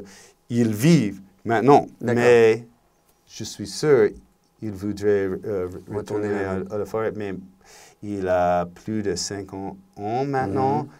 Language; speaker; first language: French; non-native, learner; English